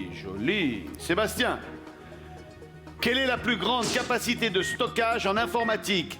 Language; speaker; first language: French; native; French